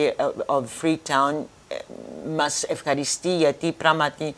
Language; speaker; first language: Greek; early bilingual, heritage; Greek